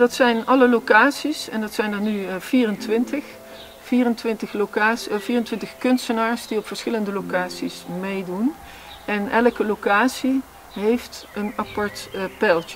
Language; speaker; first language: Dutch; native; Dutch